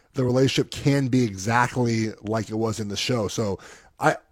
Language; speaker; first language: English; native; English